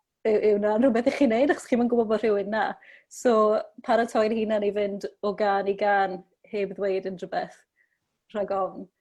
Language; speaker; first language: Welsh; native; Welsh